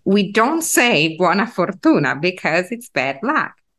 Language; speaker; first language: English; non-native, fluent; Italian